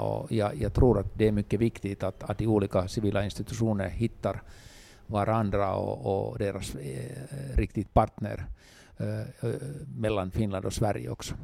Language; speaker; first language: Swedish; non-native, local second language; Finnish